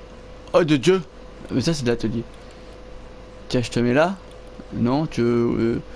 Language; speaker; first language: French; native; French